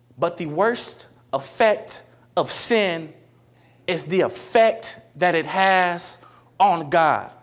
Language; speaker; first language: English; native; English